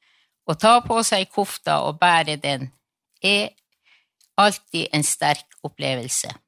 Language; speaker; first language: Norwegian; non-native, local second language; Northern Sami